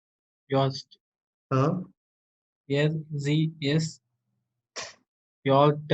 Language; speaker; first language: German; non-native, learner; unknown